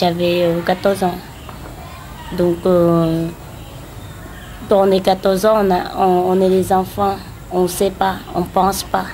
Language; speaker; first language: French; non-native, learner; Khmer